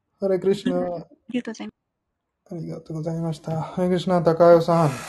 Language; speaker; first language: Japanese; non-native, learner; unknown